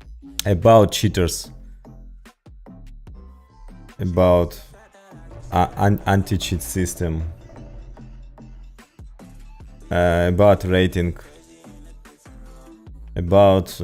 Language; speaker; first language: English; non-native, learner; Ukrainian